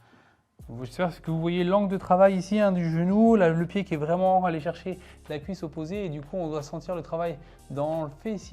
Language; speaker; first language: French; native; French